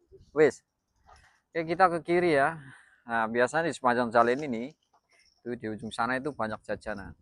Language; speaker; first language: Indonesian; non-native, local second language; Javanese